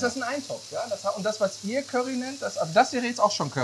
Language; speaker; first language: German; native; German